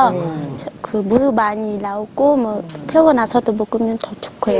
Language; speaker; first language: Korean; non-native, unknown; Khmer